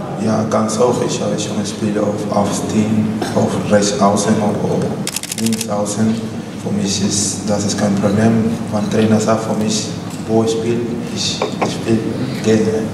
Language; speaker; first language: German; non-native, learner; Spanish